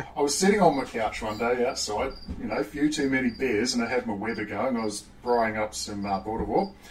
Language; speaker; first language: English; native; English